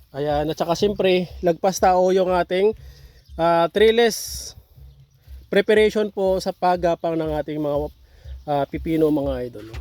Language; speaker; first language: Filipino; non-native, local second language; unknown